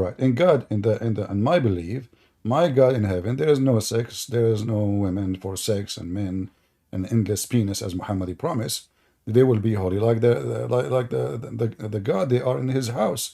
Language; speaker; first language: English; non-native, fluent; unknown